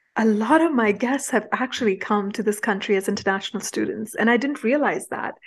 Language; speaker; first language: English; non-native, local second language; Punjabi